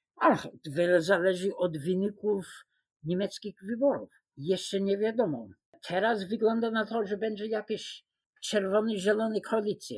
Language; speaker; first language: Polish; non-native, fluent; English